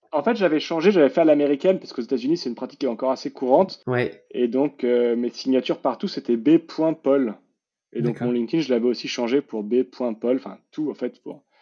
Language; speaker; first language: French; native; French